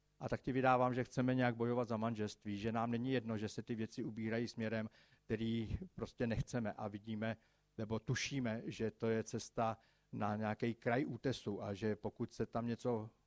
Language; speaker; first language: Czech; native; Czech